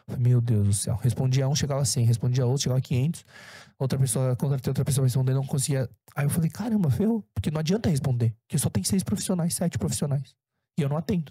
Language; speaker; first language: Portuguese; early bilingual, other home language; Korean